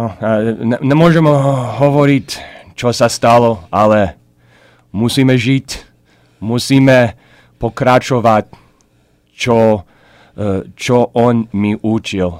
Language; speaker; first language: Slovak; early bilingual, heritage; English